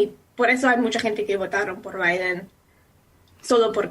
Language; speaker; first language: Spanish; non-native, fluent; English